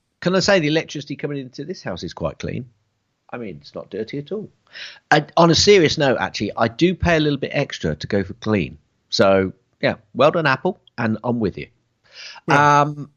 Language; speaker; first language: English; native; English